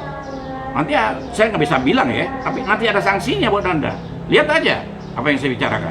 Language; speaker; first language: Indonesian; native; Indonesian